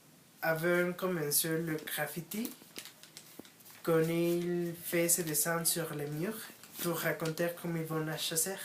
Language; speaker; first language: French; non-native, learner; Spanish